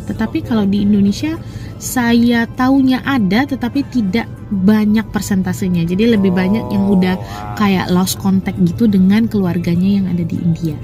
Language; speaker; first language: Indonesian; non-native, local second language; Tamil